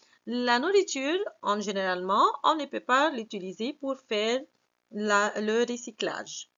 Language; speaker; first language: French; non-native, fluent; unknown